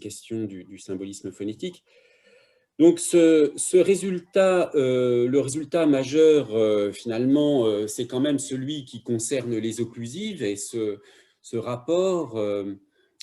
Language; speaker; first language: French; native; French